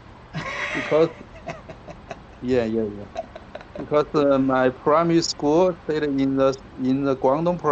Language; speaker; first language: English; non-native, learner; Chinese